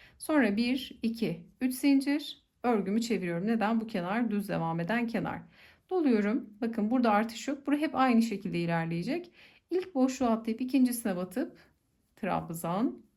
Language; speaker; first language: Turkish; native; Turkish